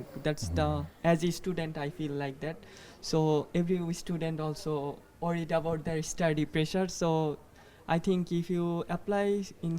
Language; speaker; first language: English; non-native, fluent; Bangla